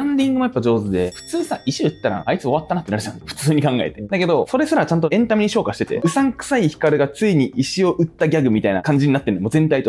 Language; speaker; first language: Japanese; native; Japanese